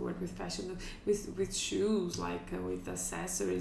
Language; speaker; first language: English; non-native, fluent; Portuguese